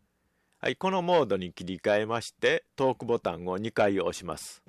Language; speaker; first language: Japanese; native; Japanese